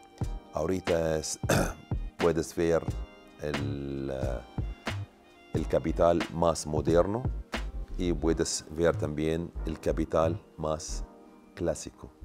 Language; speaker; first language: Spanish; non-native, learner; Arabic